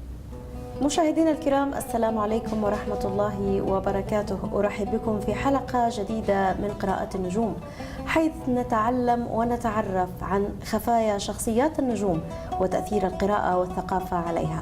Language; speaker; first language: Arabic; native; Arabic